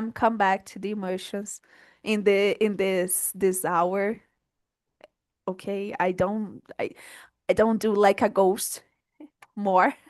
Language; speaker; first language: English; non-native, learner; Portuguese